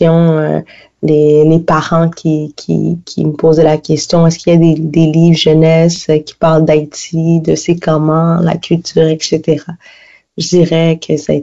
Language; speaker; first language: French; native; French